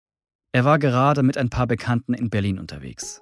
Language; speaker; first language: German; native; German